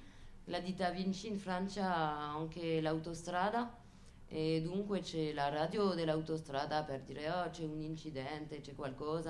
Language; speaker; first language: Italian; non-native, fluent; French